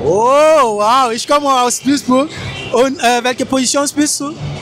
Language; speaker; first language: German; non-native, learner; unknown